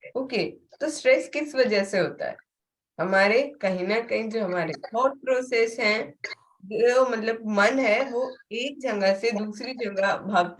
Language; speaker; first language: Hindi; native; Hindi